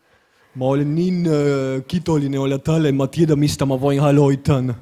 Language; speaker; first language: Finnish; non-native, learner; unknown